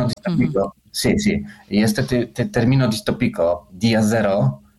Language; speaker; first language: Spanish; non-native, learner; Polish